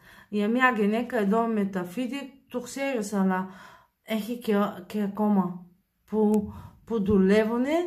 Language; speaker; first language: Greek; non-native, learner; Bulgarian